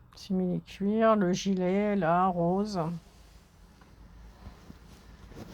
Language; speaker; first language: French; native; French